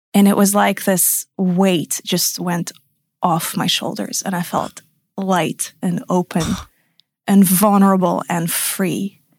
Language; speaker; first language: English; non-native, fluent; Russian